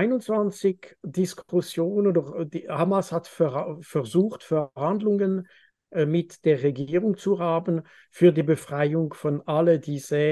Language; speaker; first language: German; non-native, fluent; French